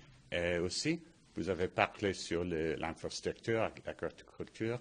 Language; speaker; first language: French; non-native, learner; English